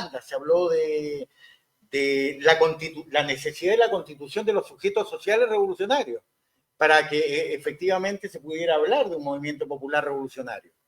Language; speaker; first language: Spanish; native; Spanish